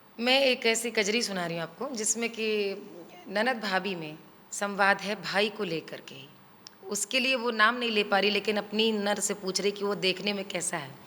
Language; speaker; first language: Hindi; native; Hindi